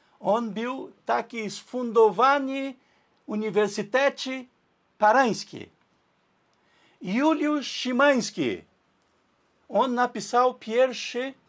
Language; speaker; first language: Polish; non-native, learner; Portuguese